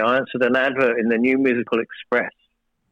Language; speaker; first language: English; native; English